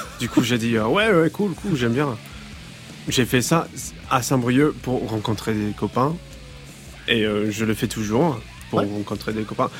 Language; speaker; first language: French; non-native, fluent; English